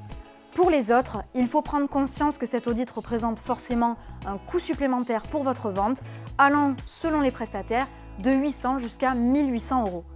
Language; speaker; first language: French; native; French